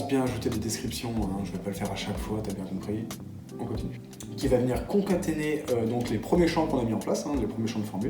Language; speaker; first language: French; native; French